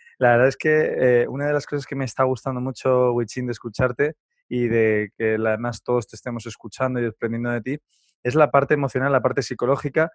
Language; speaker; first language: Spanish; native; Spanish